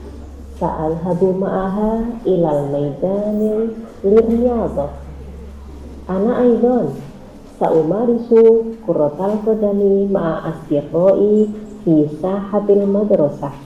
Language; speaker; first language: Arabic; non-native, learner; Indonesian